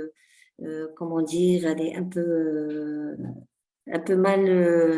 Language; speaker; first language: French; non-native, fluent; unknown